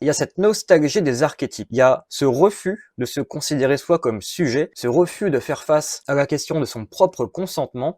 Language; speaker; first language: French; native; French